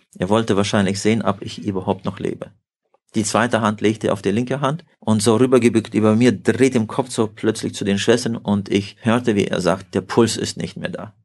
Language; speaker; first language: German; early bilingual, heritage; German